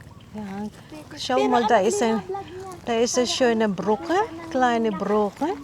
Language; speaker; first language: German; non-native, learner; Filipino